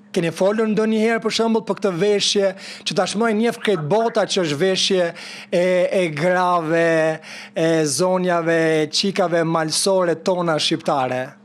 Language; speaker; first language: Albanian; native; Albanian